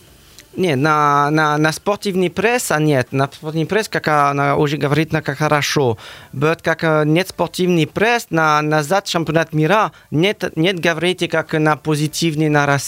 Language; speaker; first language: Russian; non-native, learner; French